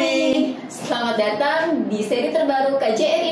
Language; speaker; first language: Indonesian; native; Indonesian